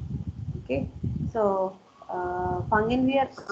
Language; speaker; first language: German; non-native, learner; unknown